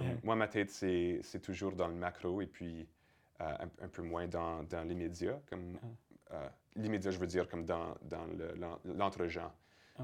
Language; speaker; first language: French; early bilingual, heritage; French